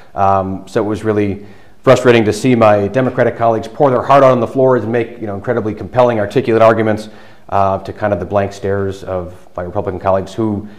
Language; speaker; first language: English; native; English